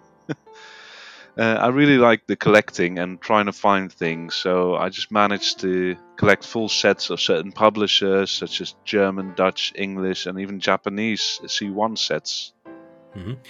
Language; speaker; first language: English; non-native, fluent; Dutch